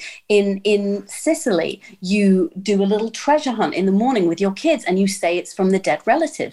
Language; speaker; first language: English; native; English